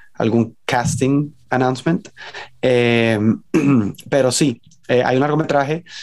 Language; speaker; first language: Spanish; native; Spanish